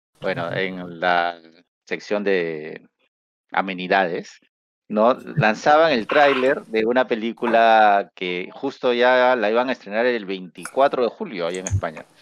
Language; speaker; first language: Spanish; native; Spanish